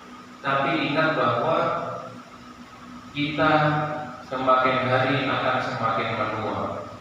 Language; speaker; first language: Indonesian; non-native, local second language; Javanese